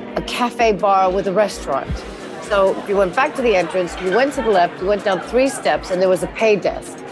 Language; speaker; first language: English; native; English